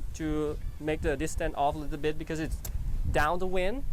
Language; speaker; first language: English; non-native, fluent; Thai